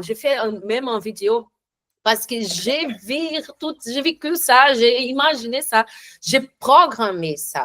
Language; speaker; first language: French; non-native, learner; Portuguese